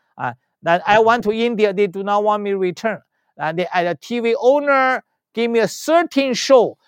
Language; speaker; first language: English; non-native, learner; Chinese